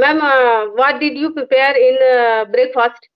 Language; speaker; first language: English; non-native, learner; Hindi